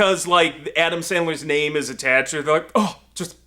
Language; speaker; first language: English; native; English